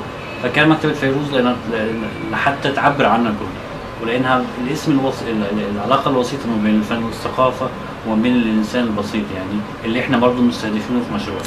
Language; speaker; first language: Arabic; native; Arabic